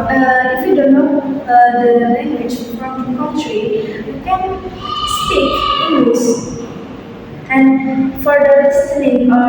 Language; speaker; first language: English; non-native, learner; Indonesian